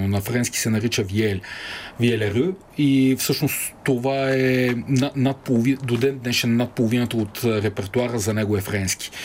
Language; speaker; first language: Bulgarian; native; Bulgarian